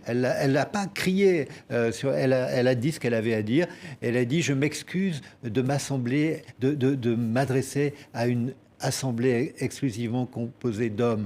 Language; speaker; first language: French; native; French